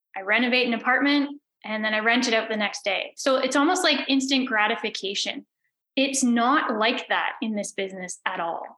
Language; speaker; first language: English; native; English